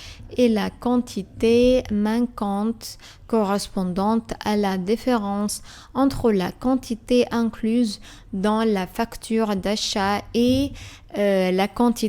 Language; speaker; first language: French; non-native, fluent; Arabic